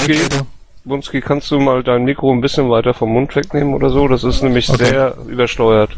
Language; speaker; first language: German; native; German